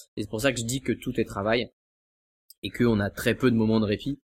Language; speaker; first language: French; native; French